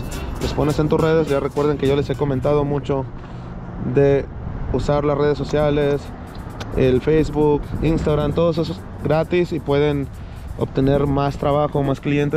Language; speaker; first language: Spanish; native; Spanish